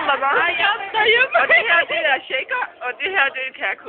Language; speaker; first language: Danish; early bilingual, other home language; Turkish